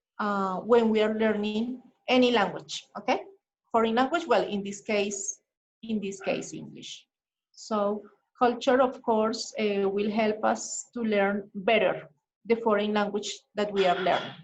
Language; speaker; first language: English; non-native, fluent; Spanish